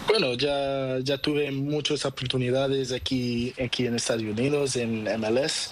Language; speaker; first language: Spanish; non-native, learner; Portuguese